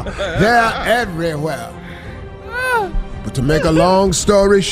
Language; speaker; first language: English; native; English